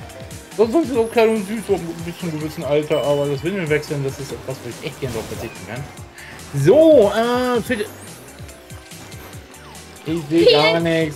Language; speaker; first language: German; native; German